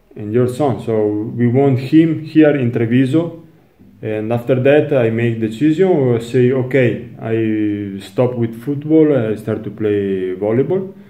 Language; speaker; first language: English; non-native, learner; Italian